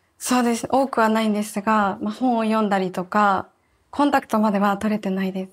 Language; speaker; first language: Japanese; native; Japanese